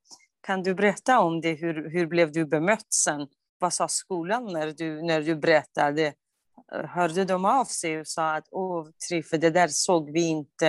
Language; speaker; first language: Swedish; non-native, fluent; Kurdish